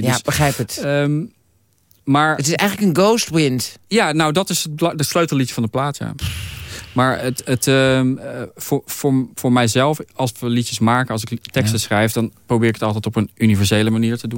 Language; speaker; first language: Dutch; native; Dutch